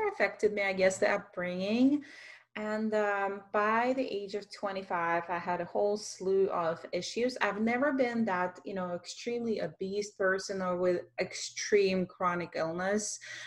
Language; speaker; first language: English; non-native, fluent; Russian